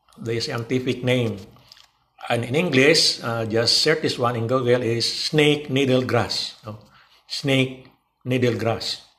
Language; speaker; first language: English; non-native, local second language; Cebuano